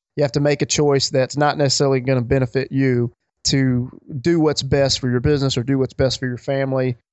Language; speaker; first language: English; native; English